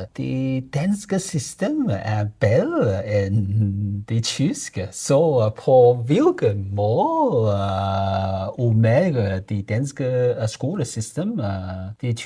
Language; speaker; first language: Danish; non-native, learner; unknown